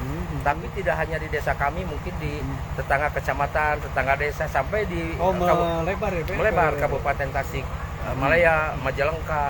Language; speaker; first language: Indonesian; native; Indonesian